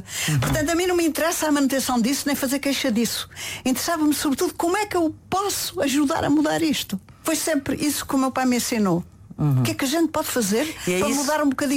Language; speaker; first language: Portuguese; native; Portuguese